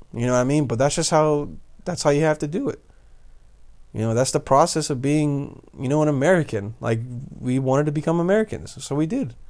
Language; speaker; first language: English; early bilingual, other home language; Bosnian